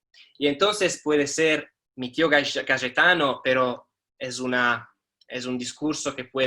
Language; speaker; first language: Spanish; non-native, fluent; Italian